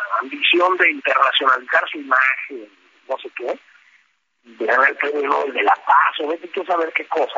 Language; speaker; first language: Spanish; native; Spanish